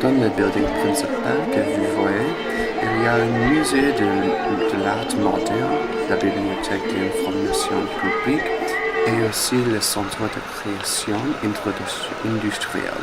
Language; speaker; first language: French; non-native, learner; English